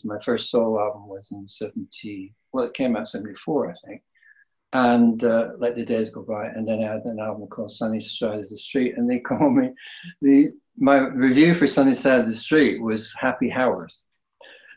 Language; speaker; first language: English; native; English